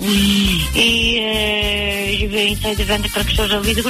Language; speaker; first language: French; non-native, local second language; Portuguese